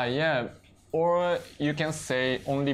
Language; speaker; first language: English; non-native, learner; Japanese